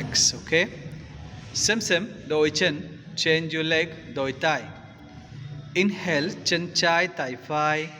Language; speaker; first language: Vietnamese; non-native, fluent; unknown